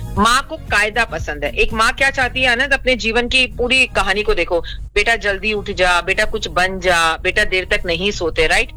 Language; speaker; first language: Hindi; native; Hindi